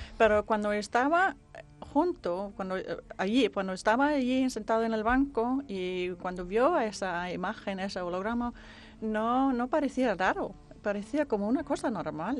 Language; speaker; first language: Spanish; non-native, fluent; Danish